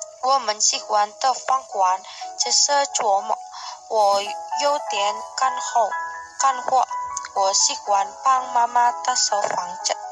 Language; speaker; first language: Chinese; non-native, learner; Indonesian